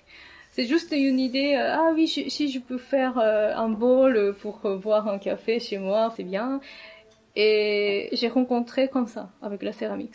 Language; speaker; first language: French; non-native, fluent; Japanese